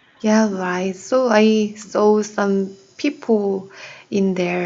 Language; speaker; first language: English; non-native, learner; Korean